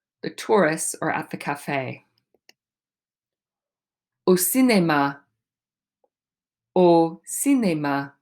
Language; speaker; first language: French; non-native, fluent; English